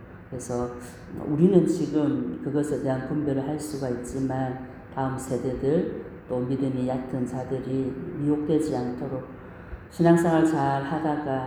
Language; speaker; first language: Korean; native; Korean